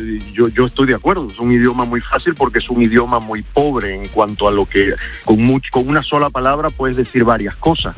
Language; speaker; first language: Spanish; early bilingual, heritage; Spanish